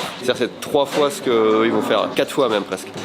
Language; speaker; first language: French; native; French